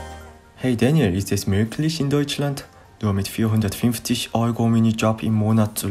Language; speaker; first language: German; non-native, learner; Korean